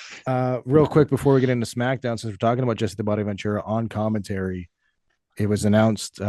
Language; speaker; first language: English; native; English